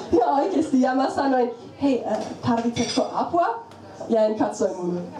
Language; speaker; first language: Finnish; non-native, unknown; German